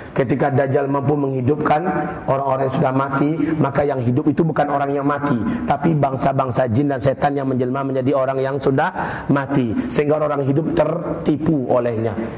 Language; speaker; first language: Indonesian; non-native, local second language; Minangkabau